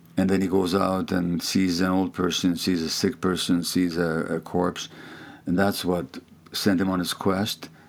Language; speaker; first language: English; non-native, fluent; Hungarian